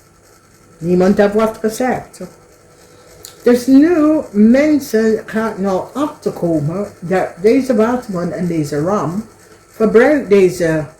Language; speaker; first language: Dutch; non-native, learner; English